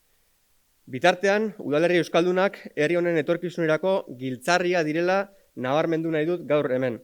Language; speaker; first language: Basque; native; Basque